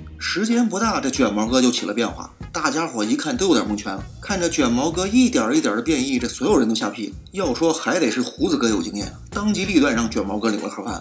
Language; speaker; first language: Chinese; native; Chinese